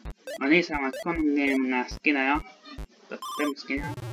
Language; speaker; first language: Japanese; non-native, learner; English